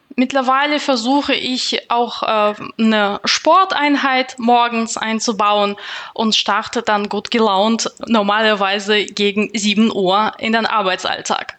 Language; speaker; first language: German; non-native, fluent; Russian